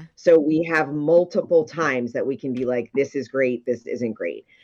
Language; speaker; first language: English; native; English